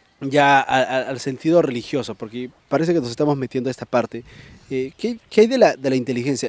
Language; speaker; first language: Spanish; native; Spanish